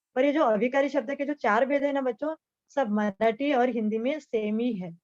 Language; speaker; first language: Hindi; non-native, local second language; Marathi